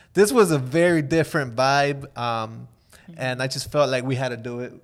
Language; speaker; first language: English; native; English